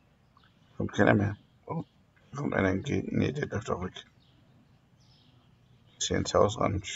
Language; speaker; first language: German; native; German